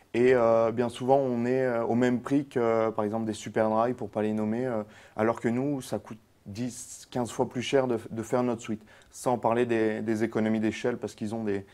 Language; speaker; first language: French; native; French